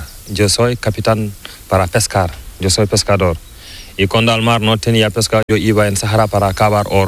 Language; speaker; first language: Spanish; non-native, learner; Fula